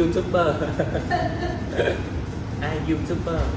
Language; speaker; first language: English; non-native, learner; Vietnamese